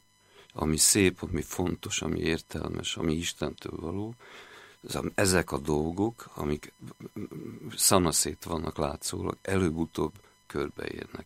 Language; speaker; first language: Hungarian; native; Hungarian